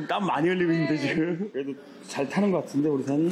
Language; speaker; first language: Korean; native; Korean